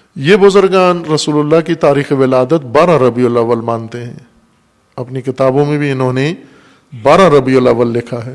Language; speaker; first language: Urdu; non-native, local second language; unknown